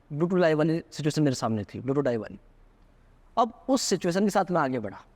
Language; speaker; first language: Hindi; native; Hindi